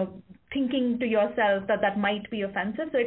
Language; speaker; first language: English; non-native, local second language; Kannada